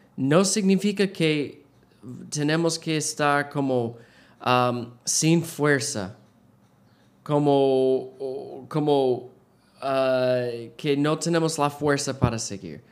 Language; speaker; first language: Spanish; non-native, learner; English